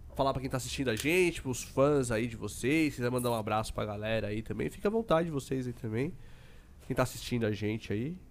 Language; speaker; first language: Portuguese; native; Portuguese